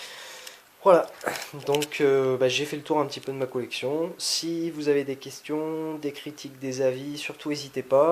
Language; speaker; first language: French; native; French